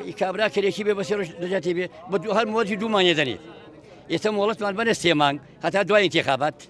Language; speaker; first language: Central Kurdish; native; Central Kurdish